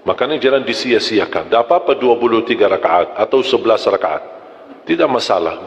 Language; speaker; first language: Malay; non-native, fluent; Arabic